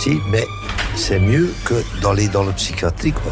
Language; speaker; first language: French; non-native, local second language; Dutch